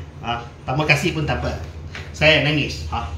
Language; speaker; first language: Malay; non-native, local second language; Chinese